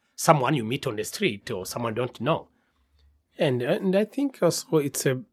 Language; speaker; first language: English; non-native, local second language; Kinyarwanda